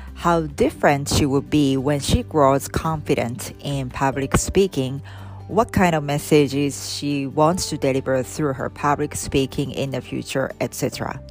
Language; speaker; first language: English; non-native, fluent; Japanese